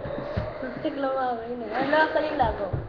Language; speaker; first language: Hebrew; early bilingual, other home language; Russian